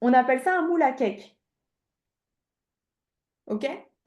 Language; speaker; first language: French; native; French